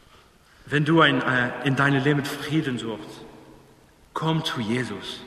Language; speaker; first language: German; non-native, fluent; English